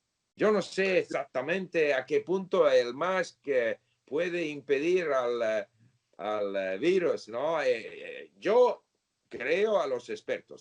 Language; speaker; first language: Spanish; non-native, fluent; English